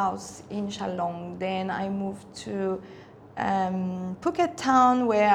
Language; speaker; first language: English; non-native, fluent; Spanish